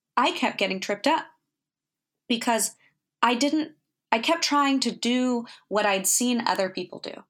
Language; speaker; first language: English; native; English